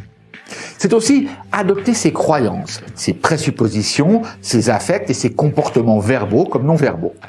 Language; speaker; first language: French; native; French